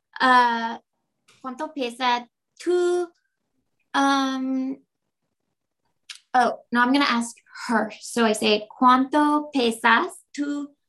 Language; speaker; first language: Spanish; non-native, learner; English